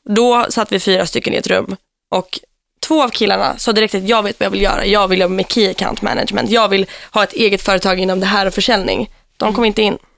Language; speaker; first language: Swedish; early bilingual, heritage; Swedish